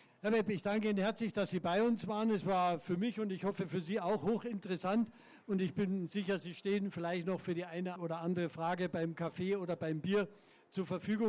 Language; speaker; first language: German; native; German